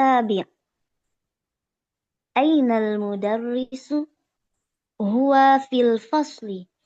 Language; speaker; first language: Arabic; non-native, learner; Indonesian